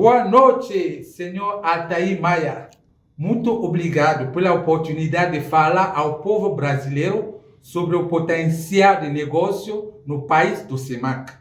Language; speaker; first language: Portuguese; non-native, fluent; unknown